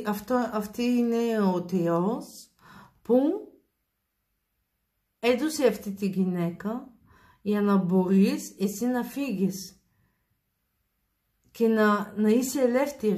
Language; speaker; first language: Greek; non-native, learner; Bulgarian